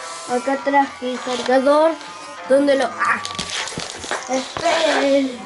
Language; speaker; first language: Spanish; native; Spanish